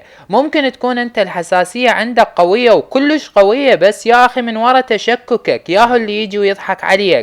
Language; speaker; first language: Arabic; native; Arabic